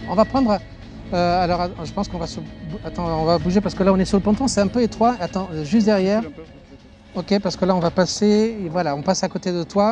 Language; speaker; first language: French; native; French